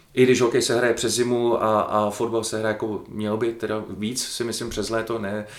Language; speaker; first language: Czech; native; Czech